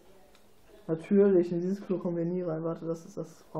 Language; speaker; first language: German; native; German